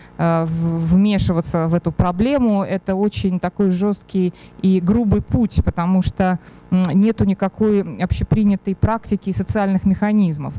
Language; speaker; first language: Russian; native; Russian